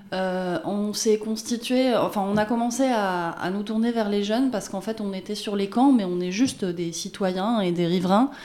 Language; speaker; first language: French; native; French